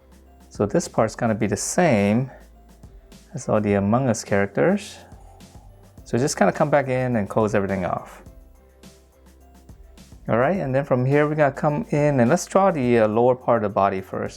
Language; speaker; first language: English; native; English